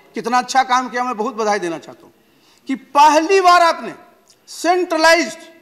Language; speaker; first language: Hindi; native; Hindi